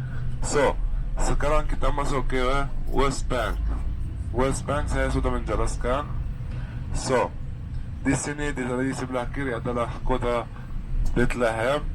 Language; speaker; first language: Indonesian; non-native, fluent; Arabic